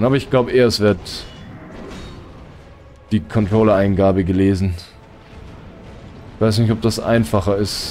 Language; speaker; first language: German; native; German